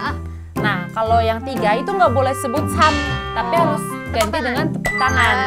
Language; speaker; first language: Indonesian; non-native, fluent; Korean